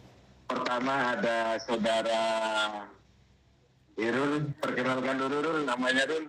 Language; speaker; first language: Indonesian; non-native, local second language; Madurese